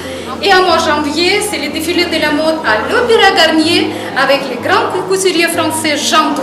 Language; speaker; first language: French; non-native, fluent; Russian